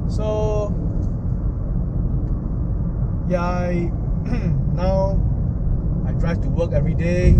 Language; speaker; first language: English; non-native, local second language; Min Nan Chinese